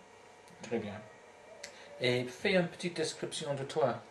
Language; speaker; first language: French; non-native, fluent; English